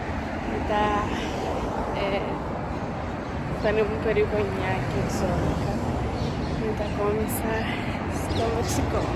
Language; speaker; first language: Greek; early bilingual, heritage; Greek